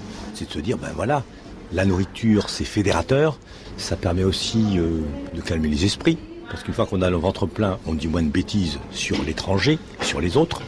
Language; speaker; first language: French; native; French